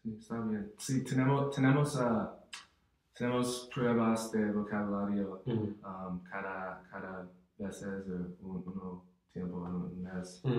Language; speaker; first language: Spanish; non-native, learner; English